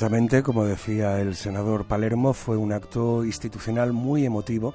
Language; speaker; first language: Spanish; native; Spanish